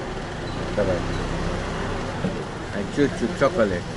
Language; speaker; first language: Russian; non-native, learner; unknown